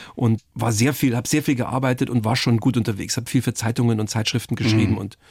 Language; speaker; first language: German; native; German